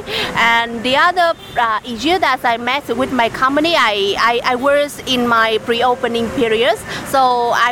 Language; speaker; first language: English; non-native, learner; Vietnamese